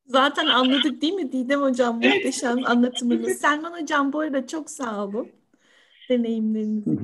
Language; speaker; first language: Turkish; native; Turkish